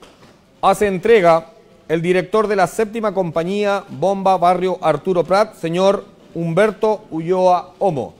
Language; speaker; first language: Spanish; native; Spanish